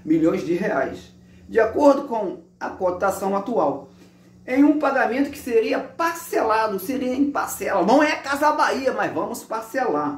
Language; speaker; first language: Portuguese; native; Portuguese